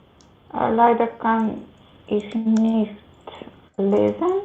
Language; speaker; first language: German; non-native, learner; Macedonian